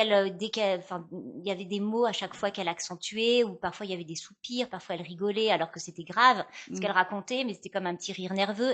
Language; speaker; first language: French; native; French